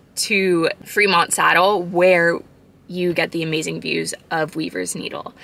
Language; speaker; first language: English; native; English